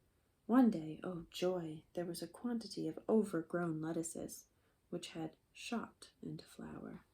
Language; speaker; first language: English; native; English